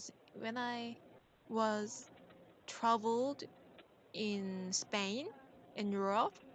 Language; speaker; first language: English; non-native, learner; Korean